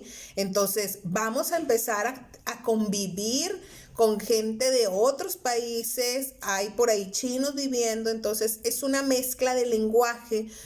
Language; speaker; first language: Spanish; native; Spanish